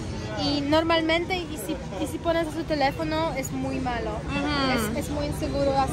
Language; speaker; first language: Spanish; non-native, learner; English